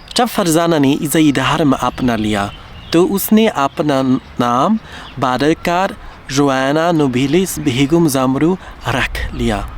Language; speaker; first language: Hindi; non-native, learner; German